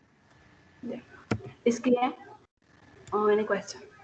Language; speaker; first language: English; non-native, learner; Spanish